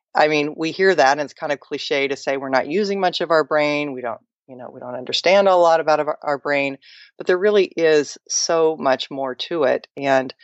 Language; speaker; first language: English; native; English